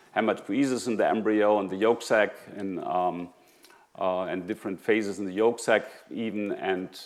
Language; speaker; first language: English; non-native, fluent; German